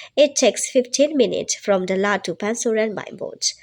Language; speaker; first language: English; non-native, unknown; Burmese